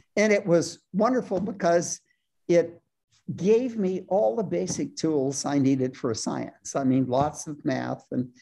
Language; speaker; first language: English; native; English